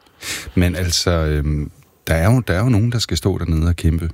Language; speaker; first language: Danish; native; Danish